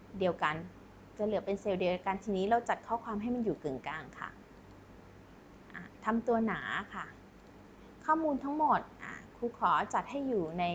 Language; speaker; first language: Thai; native; Thai